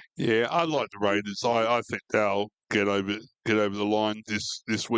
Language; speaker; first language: English; native; English